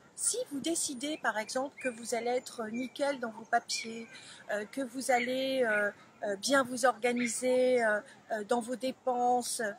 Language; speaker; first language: French; native; French